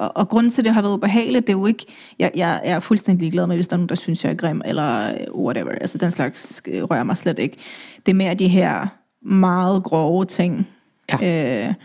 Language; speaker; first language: Danish; early bilingual, other home language; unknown